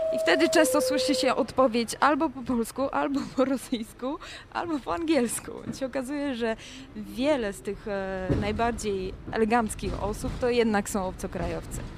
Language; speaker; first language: Polish; native; Polish